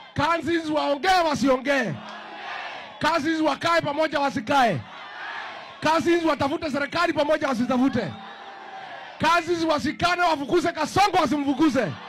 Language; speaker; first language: Swahili; non-native, local second language; Kikuyu